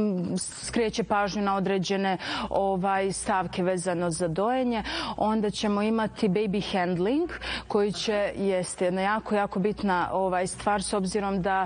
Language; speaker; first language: Serbian; native; Serbian